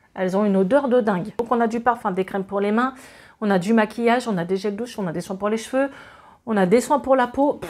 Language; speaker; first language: French; native; French